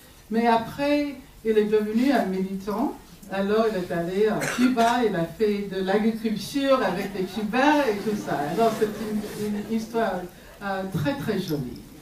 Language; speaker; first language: French; non-native, fluent; English